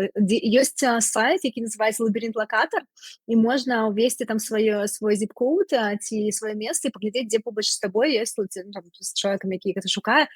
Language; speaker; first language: Belarusian; non-native, local second language; Russian